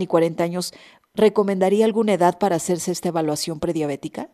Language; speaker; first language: Spanish; native; Spanish